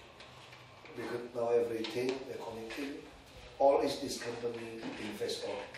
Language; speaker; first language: English; non-native, learner; Indonesian